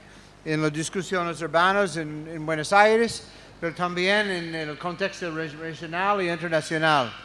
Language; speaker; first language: Spanish; non-native, fluent; English